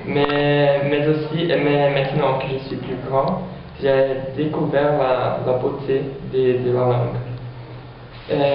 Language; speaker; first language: French; non-native, fluent; Portuguese